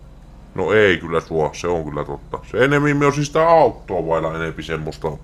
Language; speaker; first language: Finnish; native; Finnish